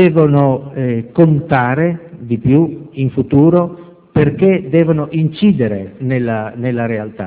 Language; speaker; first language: Italian; native; Italian